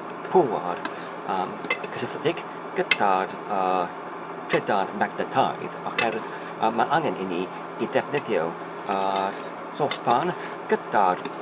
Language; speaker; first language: Welsh; non-native, learner; Polish